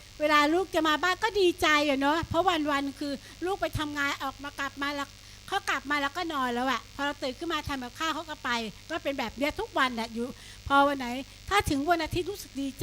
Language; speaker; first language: Thai; native; Thai